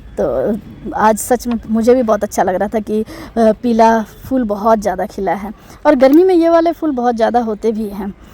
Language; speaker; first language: Hindi; non-native, local second language; Bangla